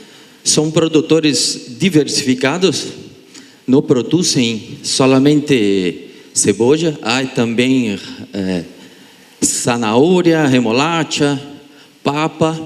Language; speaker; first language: Spanish; non-native, learner; Portuguese